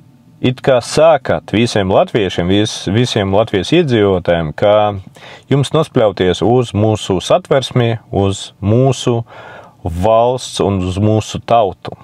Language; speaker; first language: Latvian; non-native, local second language; Russian